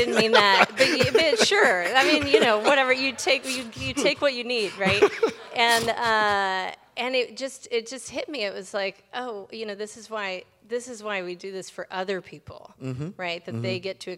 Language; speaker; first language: English; native; English